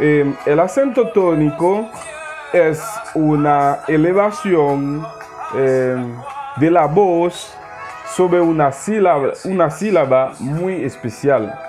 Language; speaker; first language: Spanish; non-native, learner; Haitian Creole